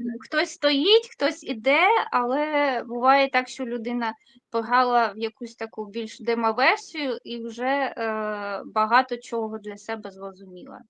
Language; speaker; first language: Ukrainian; non-native, local second language; Russian